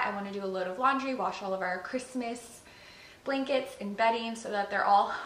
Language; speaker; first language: English; native; English